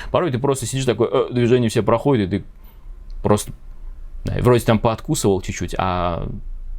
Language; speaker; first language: Russian; native; Russian